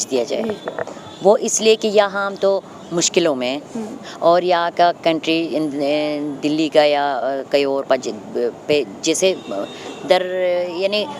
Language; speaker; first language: Hindi; non-native, fluent; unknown